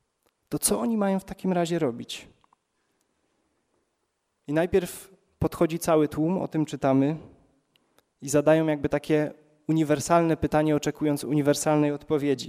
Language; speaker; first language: Polish; native; Polish